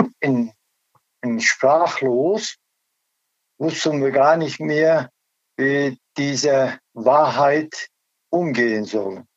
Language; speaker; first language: German; non-native, learner; Turkish